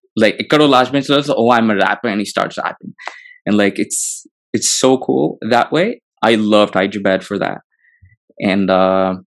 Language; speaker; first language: English; non-native, local second language; Telugu